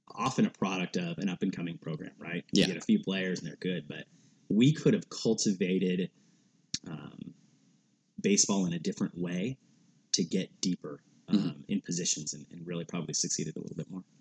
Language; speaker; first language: English; native; English